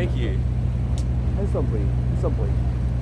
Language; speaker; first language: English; non-native, learner; Korean